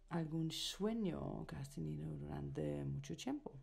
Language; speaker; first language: Spanish; non-native, fluent; Danish